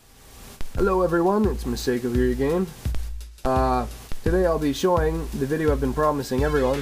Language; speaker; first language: English; native; English